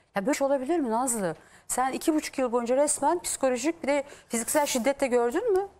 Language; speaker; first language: Turkish; native; Turkish